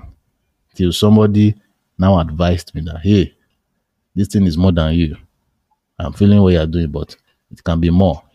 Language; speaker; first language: English; non-native, local second language; Yoruba